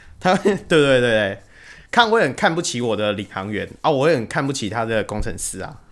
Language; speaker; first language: Chinese; native; Chinese